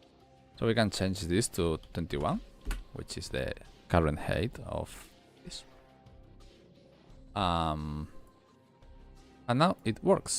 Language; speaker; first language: English; non-native, fluent; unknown